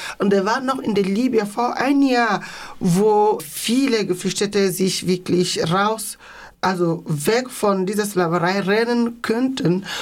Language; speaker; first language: German; non-native, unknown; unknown